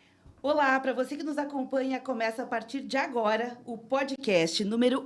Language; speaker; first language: Portuguese; native; Portuguese